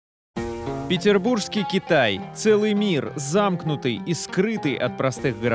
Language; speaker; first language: Russian; native; Russian